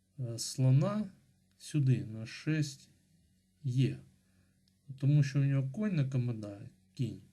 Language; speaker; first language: Ukrainian; non-native, local second language; Russian